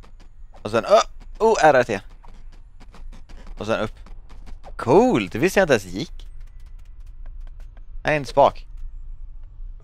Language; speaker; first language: Swedish; native; Swedish